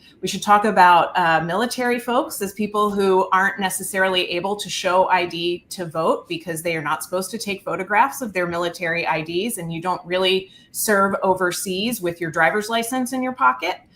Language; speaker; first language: English; native; English